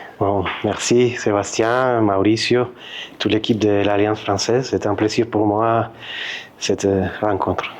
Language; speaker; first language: French; non-native, fluent; Spanish